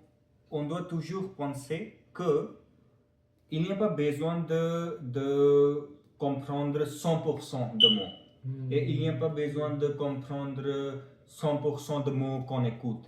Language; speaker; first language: French; non-native, fluent; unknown